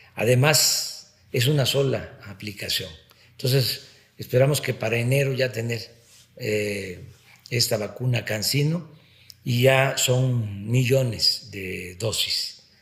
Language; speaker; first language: Spanish; native; Spanish